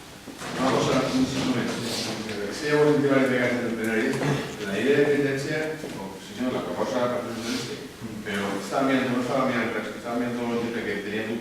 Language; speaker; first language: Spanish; non-native, local second language; Catalan